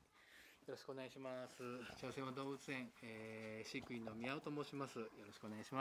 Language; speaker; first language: Japanese; native; Japanese